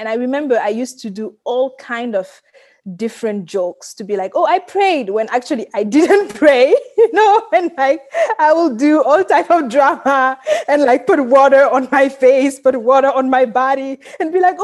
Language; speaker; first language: English; non-native, fluent; Wolof